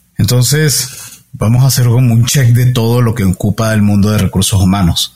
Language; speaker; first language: Spanish; native; Spanish